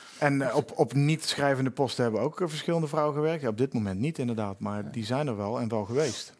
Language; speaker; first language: Dutch; native; Dutch